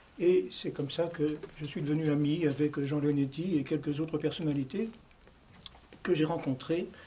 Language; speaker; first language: French; native; French